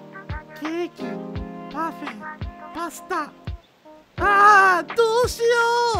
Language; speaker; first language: Japanese; non-native, fluent; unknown